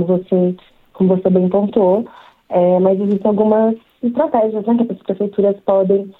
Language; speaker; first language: Portuguese; native; Portuguese